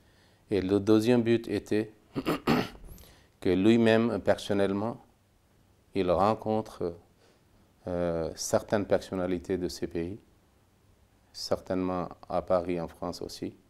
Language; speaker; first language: French; non-native, fluent; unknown